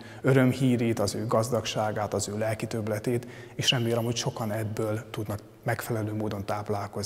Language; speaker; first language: Hungarian; native; Hungarian